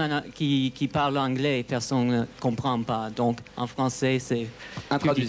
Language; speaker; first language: French; non-native, learner; English